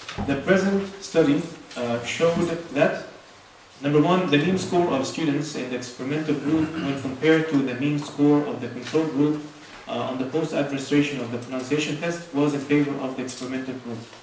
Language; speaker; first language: English; non-native, fluent; Arabic